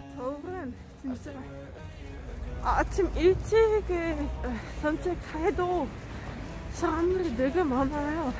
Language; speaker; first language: Korean; non-native, fluent; Dutch